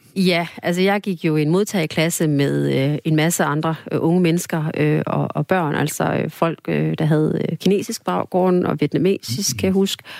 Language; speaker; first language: Danish; early bilingual, other home language; Tamil